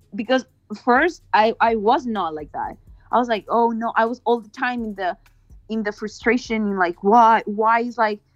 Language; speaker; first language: English; non-native, fluent; Spanish